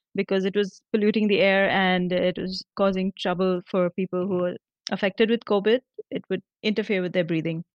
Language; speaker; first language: English; non-native, local second language; Marathi